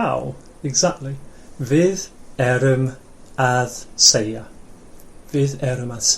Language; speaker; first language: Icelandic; non-native, fluent; English